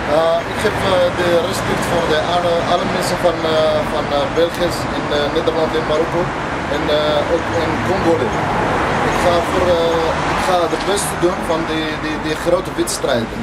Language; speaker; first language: Dutch; non-native, learner; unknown